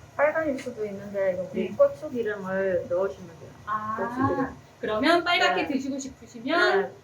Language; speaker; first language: Korean; early bilingual, heritage; Korean